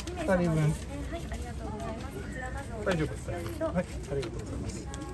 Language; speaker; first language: Japanese; non-native, fluent; Swedish